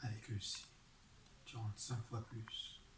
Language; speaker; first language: French; native; French